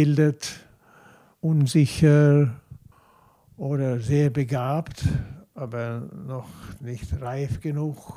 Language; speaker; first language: German; non-native, fluent; Swedish